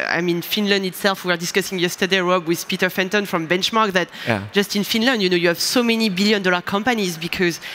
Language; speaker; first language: English; non-native, fluent; French